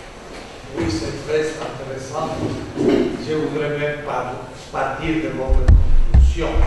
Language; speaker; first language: French; non-native, fluent; Spanish